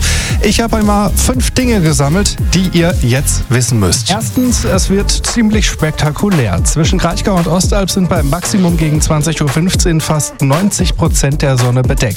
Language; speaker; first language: German; native; German